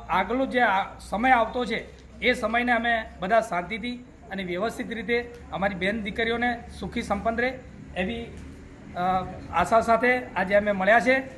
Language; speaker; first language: Gujarati; non-native, local second language; Bhili